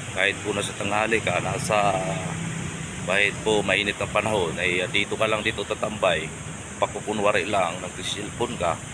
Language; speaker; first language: Filipino; non-native, local second language; Cebuano